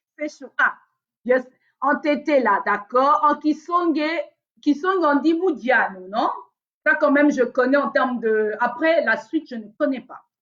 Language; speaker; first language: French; non-native, local second language; Lingala